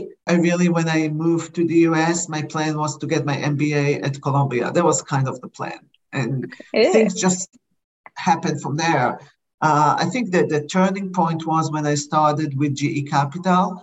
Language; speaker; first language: English; non-native, fluent; Hebrew